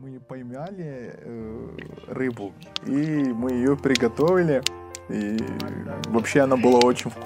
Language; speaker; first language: Russian; non-native, learner; Arabic